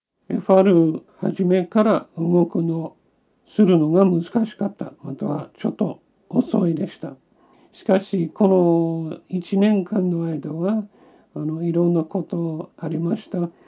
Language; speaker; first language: Japanese; non-native, learner; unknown